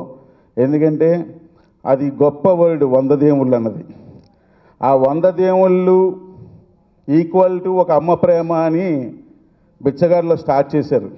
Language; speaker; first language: Telugu; native; Telugu